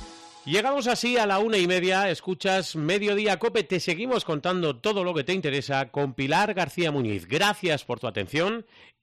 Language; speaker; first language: Spanish; native; Spanish